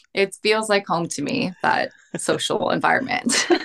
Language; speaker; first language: English; early bilingual, other home language; Korean